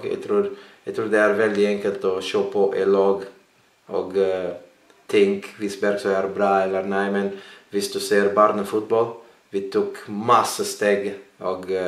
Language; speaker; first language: Norwegian; non-native, learner; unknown